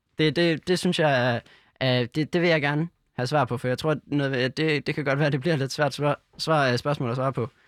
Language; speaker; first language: Danish; native; Danish